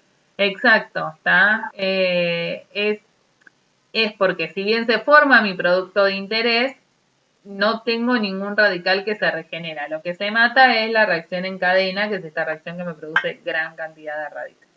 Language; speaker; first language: Spanish; native; Spanish